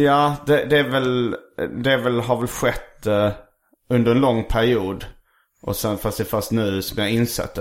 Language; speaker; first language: Swedish; native; Swedish